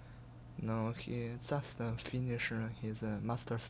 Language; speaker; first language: English; non-native, learner; Chinese